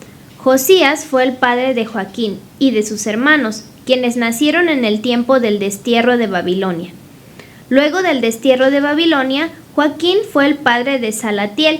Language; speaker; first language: Spanish; native; Spanish